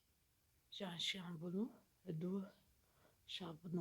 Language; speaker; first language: French; non-native, learner; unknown